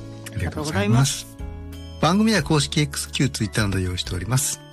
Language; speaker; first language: Japanese; native; Japanese